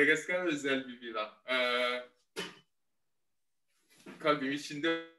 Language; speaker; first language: Turkish; non-native, fluent; Malagasy